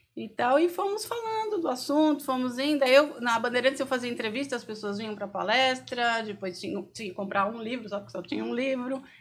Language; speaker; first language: Portuguese; native; Portuguese